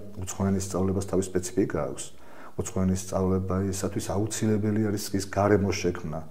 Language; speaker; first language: Georgian; native; Georgian